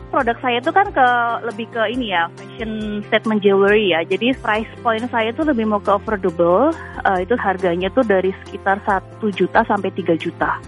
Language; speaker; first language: Indonesian; native; Indonesian